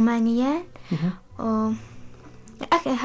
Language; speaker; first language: Arabic; non-native, learner; Persian